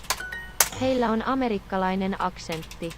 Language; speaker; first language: Finnish; non-native, learner; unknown